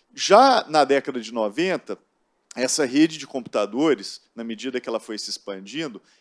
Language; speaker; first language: Portuguese; native; Portuguese